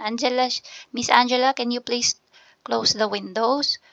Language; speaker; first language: English; non-native, local second language; Filipino